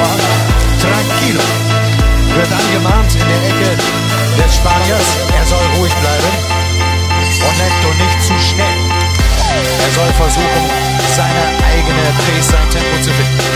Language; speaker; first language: German; native; German